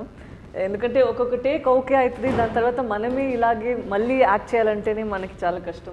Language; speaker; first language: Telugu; non-native, local second language; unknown